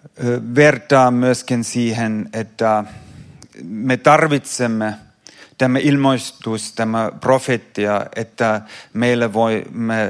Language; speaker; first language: Finnish; non-native, fluent; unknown